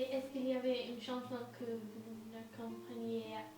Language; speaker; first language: French; non-native, learner; English